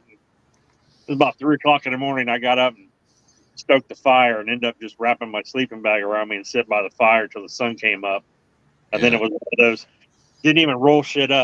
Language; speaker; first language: English; native; English